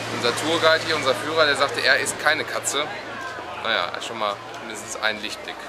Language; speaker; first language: German; native; German